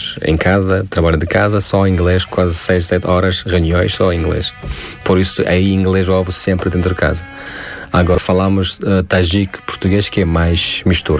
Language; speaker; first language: Portuguese; non-native, fluent; Tajik